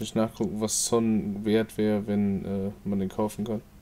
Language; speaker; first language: German; native; German